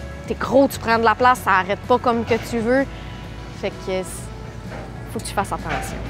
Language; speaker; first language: French; native; French